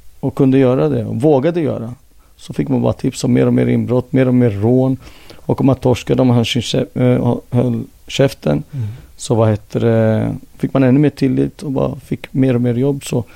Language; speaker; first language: Swedish; early bilingual, other home language; Finnish